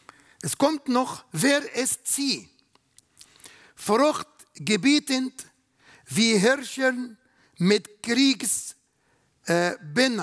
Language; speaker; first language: German; non-native, learner; Arabic